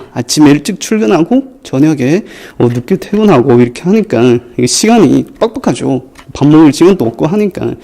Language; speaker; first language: Korean; non-native, fluent; Chinese